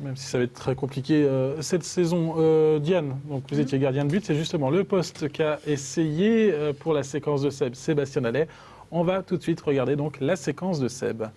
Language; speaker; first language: French; native; French